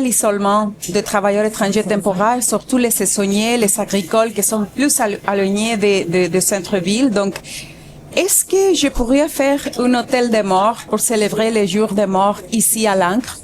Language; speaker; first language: French; non-native, fluent; Spanish